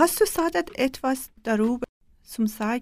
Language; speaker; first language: German; non-native, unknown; Persian